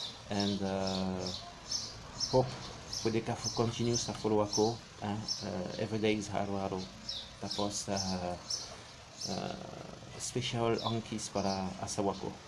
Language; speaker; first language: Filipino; non-native, learner; French